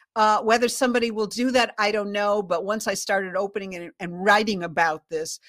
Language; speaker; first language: English; native; English